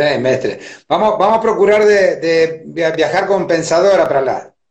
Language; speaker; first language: Portuguese; non-native, learner; Spanish